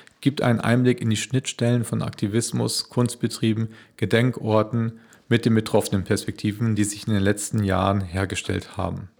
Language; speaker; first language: German; native; German